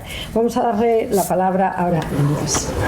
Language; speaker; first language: Spanish; native; Spanish